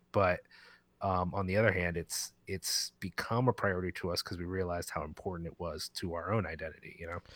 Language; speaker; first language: English; early bilingual, other home language; Spanish